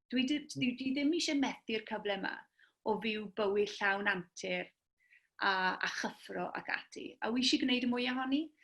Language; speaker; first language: Welsh; native; Welsh